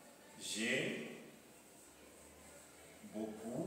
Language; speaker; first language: French; non-native, fluent; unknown